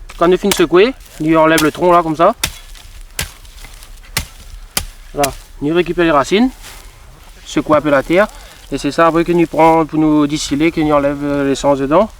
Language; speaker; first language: French; non-native, local second language; Réunion Creole French